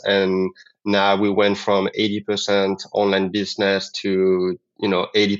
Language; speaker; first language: English; non-native, fluent; French